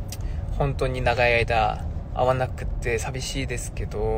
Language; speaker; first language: Japanese; non-native, fluent; Korean